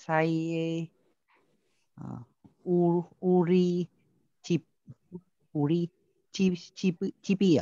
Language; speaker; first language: Korean; non-native, learner; Vietnamese